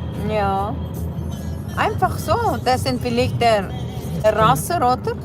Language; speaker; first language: German; non-native, fluent; Cebuano